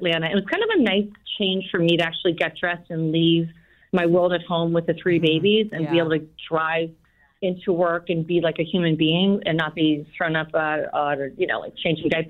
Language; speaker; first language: English; native; English